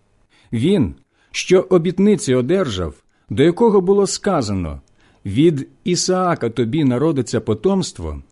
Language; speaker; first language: Ukrainian; native; Ukrainian